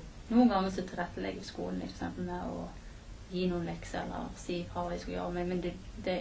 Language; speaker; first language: Norwegian; native; Norwegian